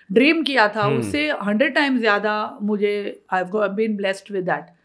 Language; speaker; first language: Hindi; native; Hindi